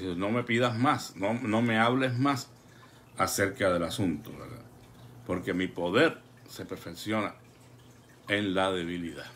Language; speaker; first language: Spanish; native; Spanish